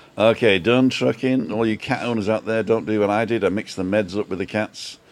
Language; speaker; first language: English; native; English